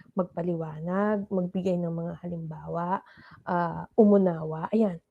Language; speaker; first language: Filipino; non-native, local second language; Pampanga